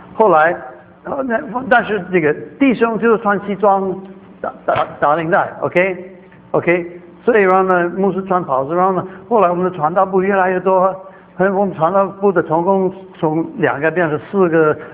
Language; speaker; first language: Chinese; native; Chinese